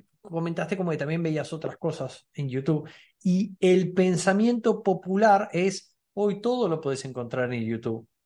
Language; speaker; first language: Spanish; native; Spanish